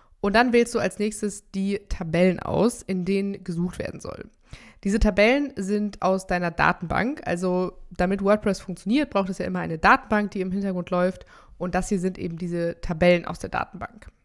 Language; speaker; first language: German; native; German